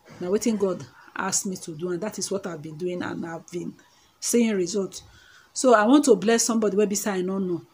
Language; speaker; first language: Nigerian Pidgin; non-native, local second language; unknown